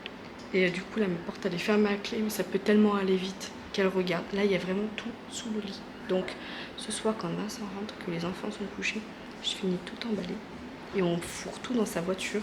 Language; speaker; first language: French; native; French